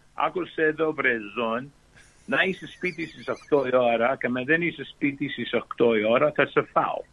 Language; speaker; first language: Greek; early bilingual, heritage; Greek